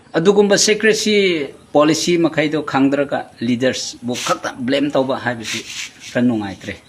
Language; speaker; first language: Manipuri; non-native, local second language; Tangkhul Naga (India)